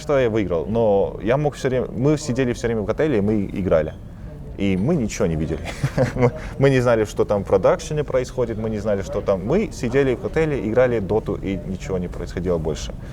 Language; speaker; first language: Russian; early bilingual, heritage; Russian